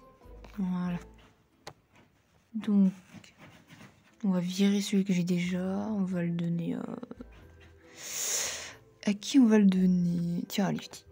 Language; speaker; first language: French; native; French